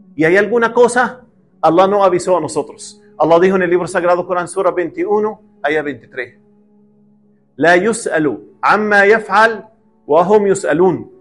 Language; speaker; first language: Spanish; non-native, learner; Arabic